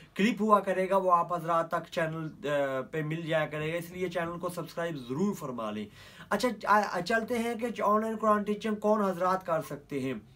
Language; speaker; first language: Urdu; non-native, local second language; Punjabi